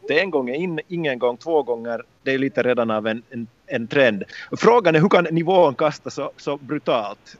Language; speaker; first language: Swedish; native; Swedish